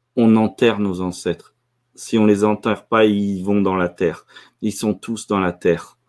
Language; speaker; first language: French; native; French